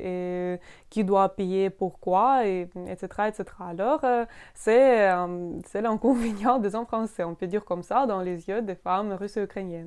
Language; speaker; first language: French; non-native, fluent; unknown